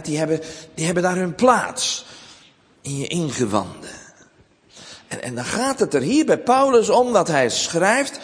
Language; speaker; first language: Dutch; native; Dutch